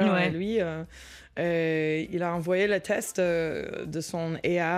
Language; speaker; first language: French; non-native, learner; English